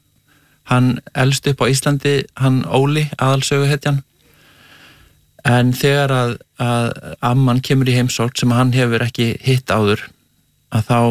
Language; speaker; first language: Icelandic; native; Icelandic